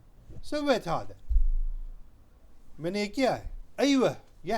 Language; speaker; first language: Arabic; non-native, fluent; Urdu